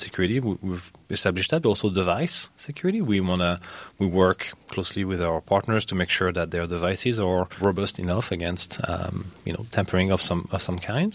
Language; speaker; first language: English; non-native, fluent; French